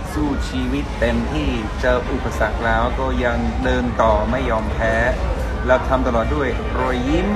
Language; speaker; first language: Thai; non-native, fluent; English